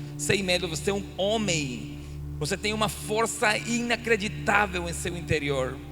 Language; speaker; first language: Portuguese; non-native, fluent; Spanish